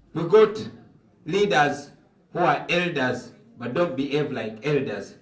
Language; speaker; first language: English; non-native, local second language; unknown